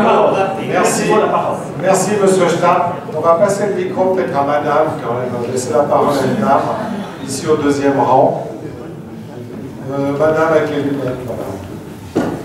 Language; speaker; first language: French; native; French